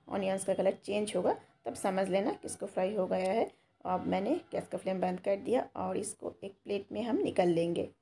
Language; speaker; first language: Hindi; non-native, local second language; Bangla